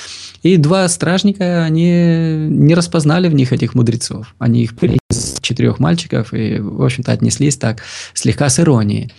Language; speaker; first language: Russian; native; Russian